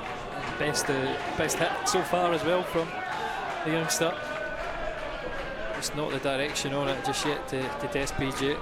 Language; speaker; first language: English; native; English